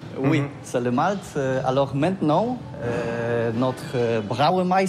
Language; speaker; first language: French; non-native, learner; Polish